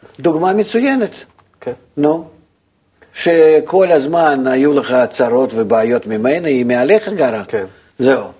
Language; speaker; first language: Hebrew; non-native, fluent; Russian